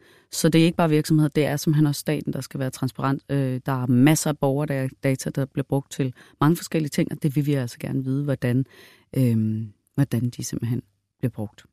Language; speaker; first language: Danish; native; Danish